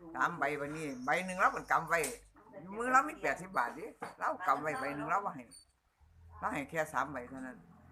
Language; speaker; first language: Thai; native; Thai